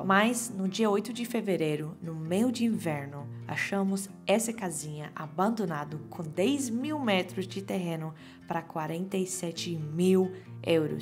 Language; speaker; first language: Portuguese; non-native, fluent; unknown